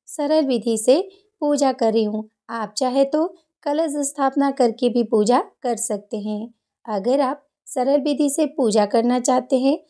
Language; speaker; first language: Hindi; native; Hindi